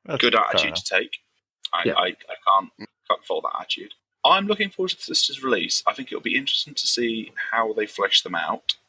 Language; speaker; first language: English; native; English